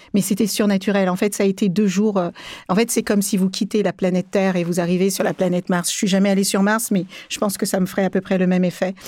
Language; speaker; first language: French; early bilingual, other home language; Kabuverdianu